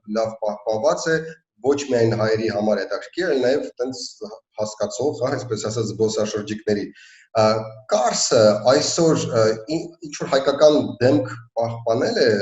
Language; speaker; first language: Armenian; native; Armenian